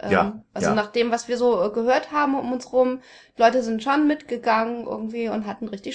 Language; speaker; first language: German; native; German